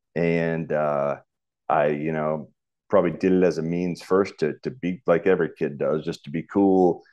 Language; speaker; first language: English; native; English